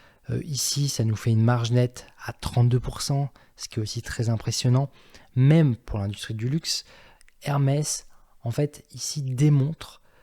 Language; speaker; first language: French; native; French